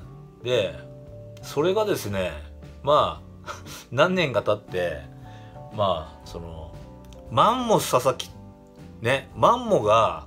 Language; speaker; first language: Japanese; native; Japanese